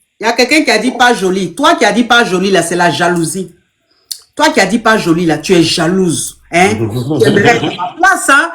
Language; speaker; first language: French; non-native, local second language; Lingala